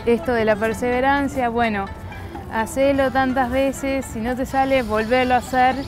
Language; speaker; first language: Spanish; native; Spanish